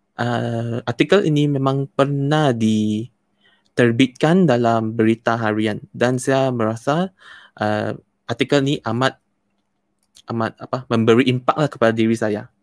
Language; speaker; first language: Malay; non-native, local second language; Chinese